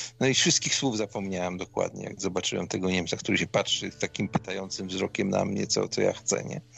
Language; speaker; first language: Polish; native; Polish